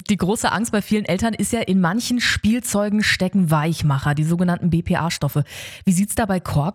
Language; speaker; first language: German; native; German